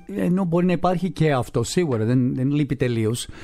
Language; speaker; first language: Greek; non-native, fluent; English